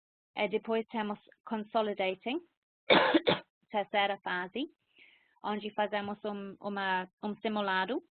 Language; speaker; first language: Portuguese; non-native, fluent; English